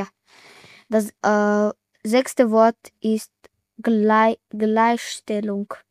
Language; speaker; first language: German; early bilingual, other home language; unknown